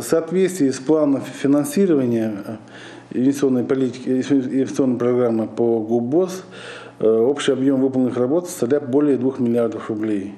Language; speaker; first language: Russian; native; Russian